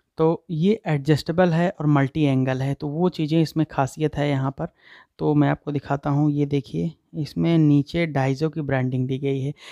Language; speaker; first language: Hindi; native; Hindi